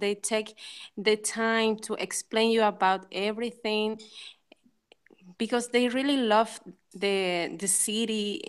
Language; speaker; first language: English; non-native, learner; Spanish